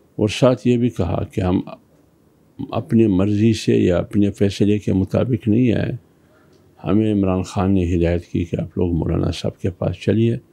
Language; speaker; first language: Urdu; non-native, local second language; Pashto